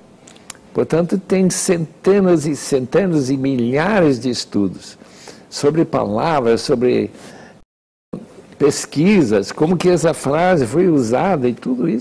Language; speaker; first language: Portuguese; non-native, fluent; English